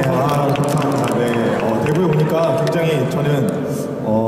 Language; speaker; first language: Korean; native; Korean